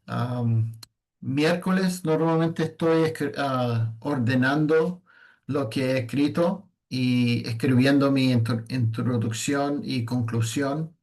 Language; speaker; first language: Spanish; non-native, fluent; English